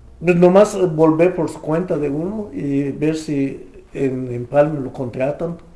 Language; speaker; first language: Spanish; native; Spanish